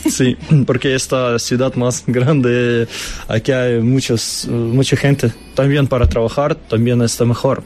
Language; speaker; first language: Spanish; non-native, learner; Russian